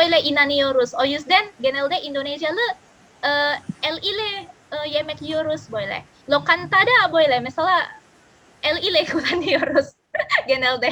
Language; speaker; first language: Turkish; non-native, learner; Indonesian